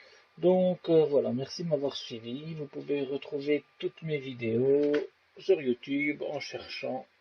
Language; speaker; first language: French; native; French